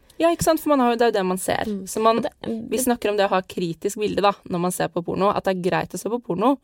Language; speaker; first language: Norwegian; native; Norwegian